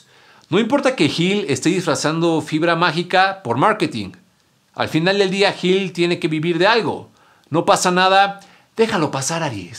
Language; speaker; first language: Spanish; native; Spanish